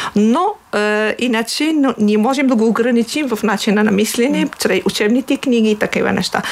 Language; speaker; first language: Bulgarian; non-native, fluent; Arabic